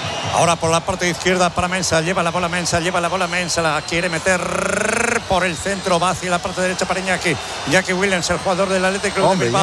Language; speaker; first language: Spanish; native; Spanish